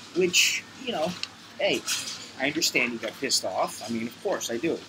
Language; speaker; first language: English; native; English